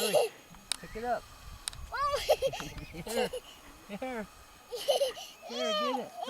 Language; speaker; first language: English; native; English